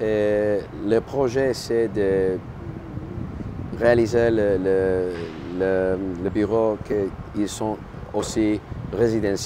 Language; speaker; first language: French; non-native, learner; Spanish